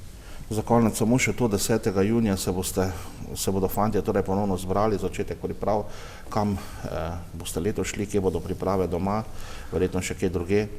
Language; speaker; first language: Slovenian; native; Slovenian